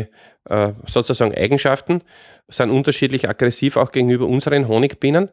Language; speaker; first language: German; native; German